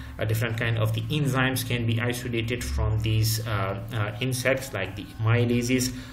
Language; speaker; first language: English; non-native, local second language; Urdu